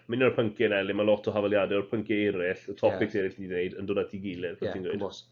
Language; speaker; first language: Welsh; native; Welsh